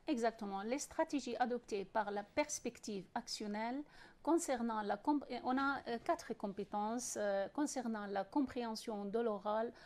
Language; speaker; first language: French; non-native, fluent; Arabic